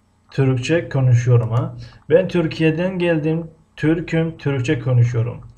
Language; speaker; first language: Turkish; non-native, fluent; Tajik